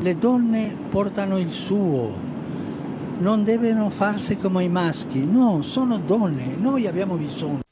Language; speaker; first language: Italian; non-native, fluent; Spanish